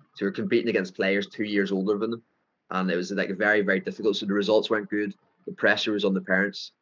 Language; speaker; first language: English; native; English